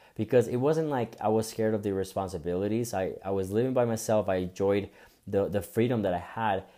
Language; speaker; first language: English; early bilingual, other home language; Spanish